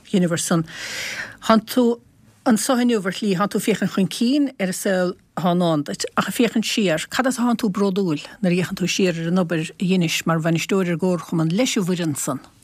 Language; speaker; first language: Irish; native; Irish